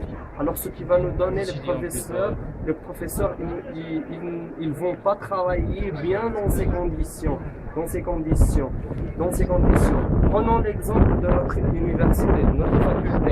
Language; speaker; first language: French; non-native, local second language; Arabic